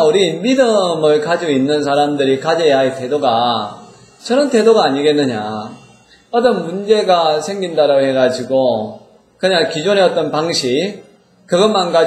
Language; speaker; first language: Korean; native; Korean